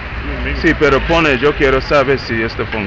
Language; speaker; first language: Spanish; non-native, learner; English